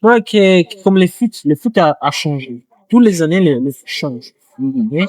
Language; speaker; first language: French; non-native, learner; Portuguese